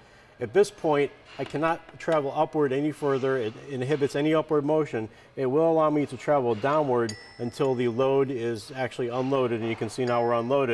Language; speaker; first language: English; native; English